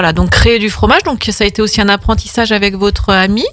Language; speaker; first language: French; native; French